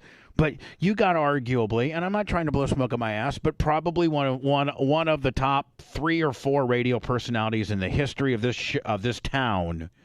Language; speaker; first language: English; native; English